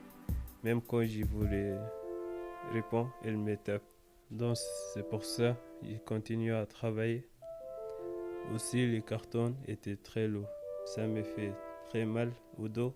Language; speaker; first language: French; non-native, learner; Arabic